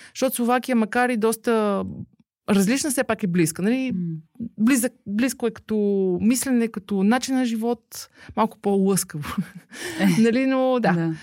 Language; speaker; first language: Bulgarian; native; Bulgarian